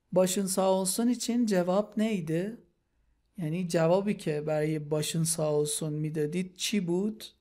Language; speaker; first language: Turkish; non-native, fluent; Persian